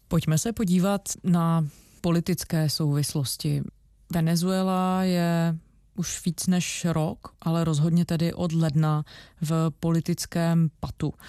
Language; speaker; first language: Czech; native; Czech